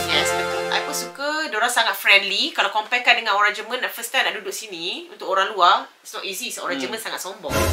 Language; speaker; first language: Malay; native; Malay